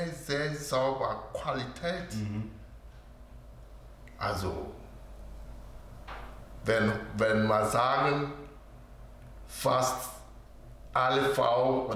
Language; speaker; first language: German; non-native, learner; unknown